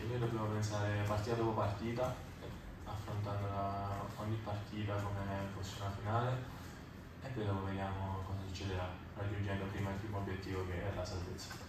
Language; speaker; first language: Italian; native; Italian